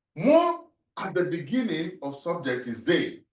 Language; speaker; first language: English; non-native, local second language; Yoruba